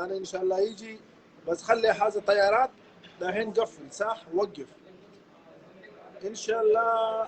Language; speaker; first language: Arabic; non-native, learner; Pashto